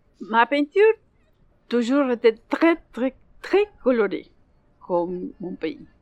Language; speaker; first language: French; non-native, learner; Spanish